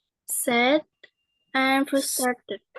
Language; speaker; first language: English; non-native, learner; Indonesian